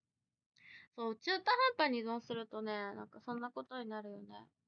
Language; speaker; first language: Japanese; native; Japanese